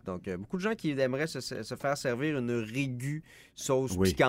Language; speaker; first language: French; native; French